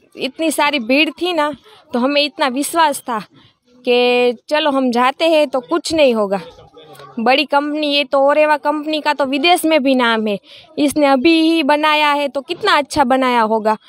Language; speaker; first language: Hindi; non-native, local second language; Gujarati